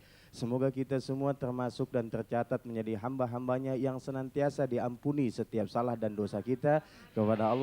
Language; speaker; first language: Indonesian; native; Indonesian